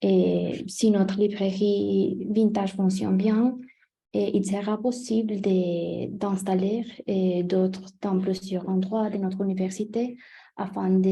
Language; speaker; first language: French; non-native, learner; Spanish